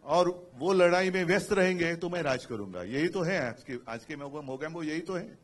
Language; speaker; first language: Hindi; non-native, local second language; Marathi